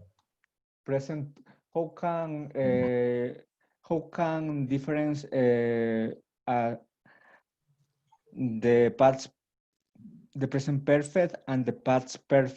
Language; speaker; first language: English; non-native, learner; Spanish